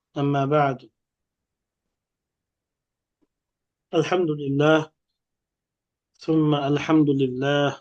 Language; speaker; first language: Arabic; non-native, fluent; Bangla